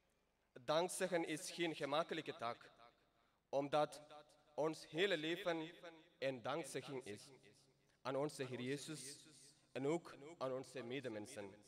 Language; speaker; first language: Dutch; non-native, fluent; Malayalam